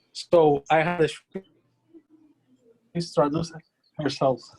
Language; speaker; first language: English; non-native, learner; Spanish